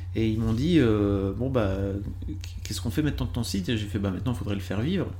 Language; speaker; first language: French; native; French